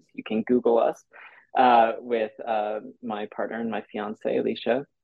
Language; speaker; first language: English; native; English